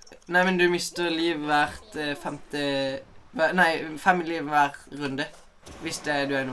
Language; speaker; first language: Norwegian; native; Norwegian